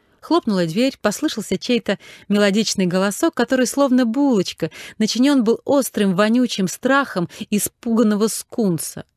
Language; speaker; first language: Russian; native; Russian